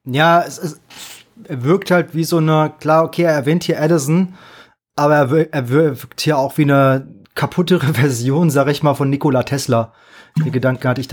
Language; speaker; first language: German; native; German